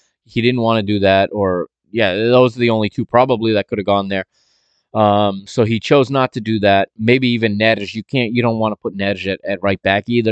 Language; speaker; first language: English; native; English